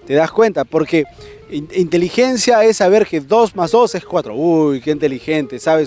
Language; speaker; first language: Spanish; native; Spanish